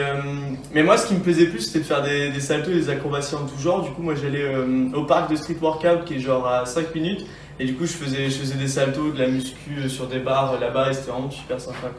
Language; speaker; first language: French; native; French